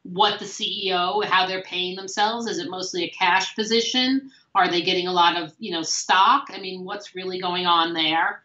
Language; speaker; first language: English; native; English